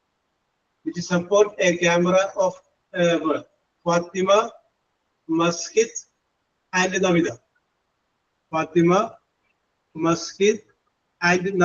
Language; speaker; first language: English; non-native, fluent; Malayalam